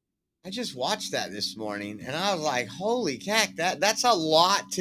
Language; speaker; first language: English; native; English